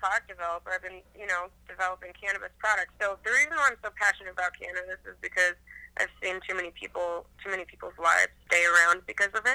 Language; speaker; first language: English; native; English